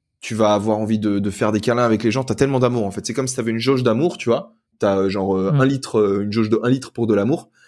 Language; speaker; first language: French; native; French